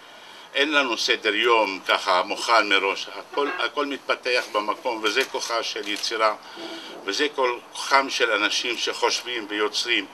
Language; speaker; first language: Hebrew; non-native, local second language; Arabic